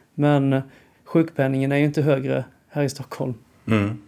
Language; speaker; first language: Swedish; native; Swedish